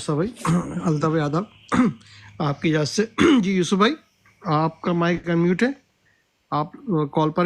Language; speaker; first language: Urdu; native; Urdu